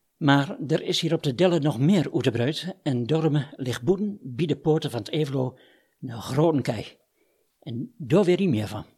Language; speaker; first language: Dutch; native; Dutch